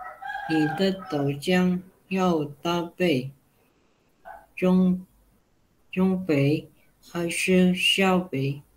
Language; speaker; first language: Chinese; non-native, learner; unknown